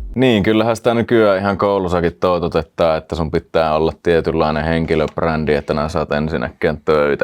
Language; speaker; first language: Finnish; native; Finnish